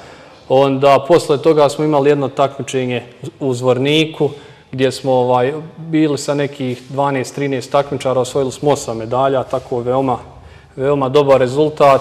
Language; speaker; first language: Serbian; native; Serbian